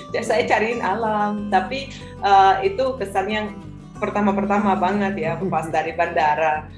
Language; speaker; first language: Indonesian; non-native, fluent; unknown